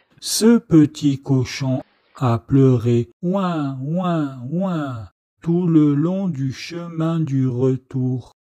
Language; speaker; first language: French; non-native, fluent; Chinese